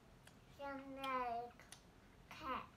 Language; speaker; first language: English; non-native, learner; Cantonese